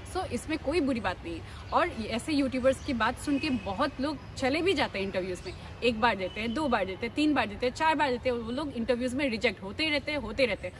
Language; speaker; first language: Hindi; non-native, local second language; Assamese